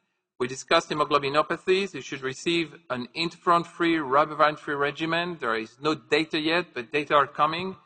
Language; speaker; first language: English; non-native, fluent; French